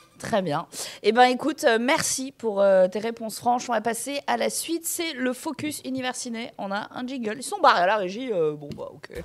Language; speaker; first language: French; native; French